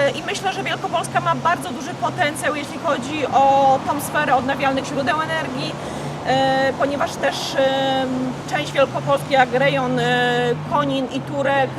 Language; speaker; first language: Polish; native; Polish